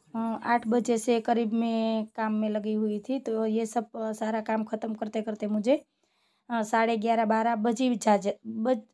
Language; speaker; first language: Hindi; non-native, local second language; Gujarati